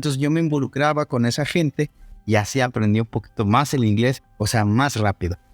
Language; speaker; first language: Spanish; non-native, local second language; Zapotec